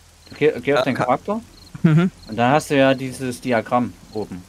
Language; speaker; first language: German; native; German